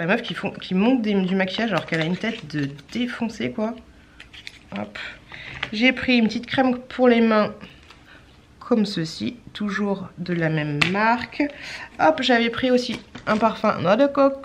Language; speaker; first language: French; native; French